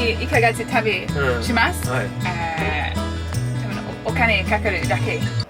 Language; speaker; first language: Japanese; non-native, learner; English